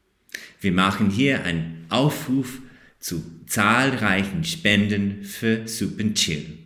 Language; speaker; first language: German; non-native, fluent; English